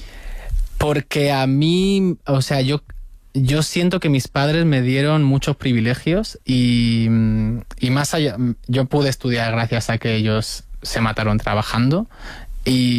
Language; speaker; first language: Spanish; native; Spanish